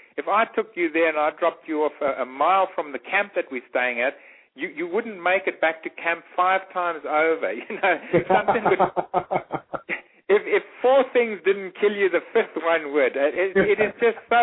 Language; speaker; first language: English; native; English